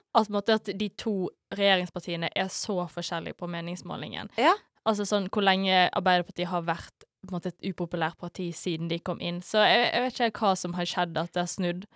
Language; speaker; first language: Norwegian; early bilingual, other home language; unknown